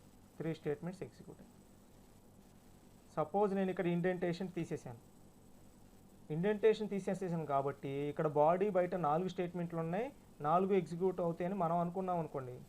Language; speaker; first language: Telugu; native; Telugu